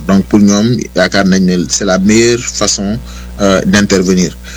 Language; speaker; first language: French; non-native, local second language; Wolof